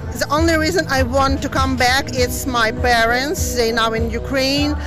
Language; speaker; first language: English; non-native, learner; Ukrainian